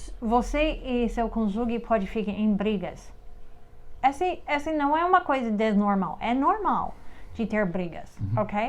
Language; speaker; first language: Portuguese; non-native, fluent; English